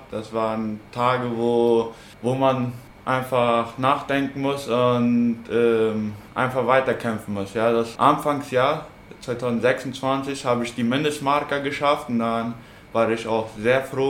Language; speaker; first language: German; non-native, local second language; Plautdietsch